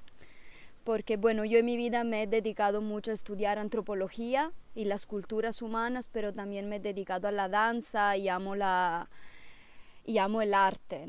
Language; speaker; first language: Spanish; non-native, fluent; Italian